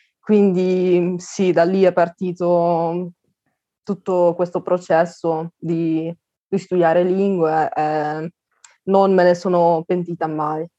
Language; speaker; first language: Italian; non-native, fluent; Russian